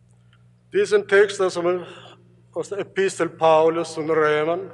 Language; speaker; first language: German; early bilingual, heritage; German